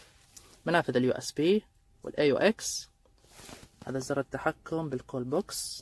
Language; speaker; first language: Arabic; native; Arabic